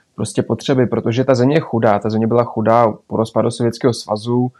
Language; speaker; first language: Czech; early bilingual, other home language; Belarusian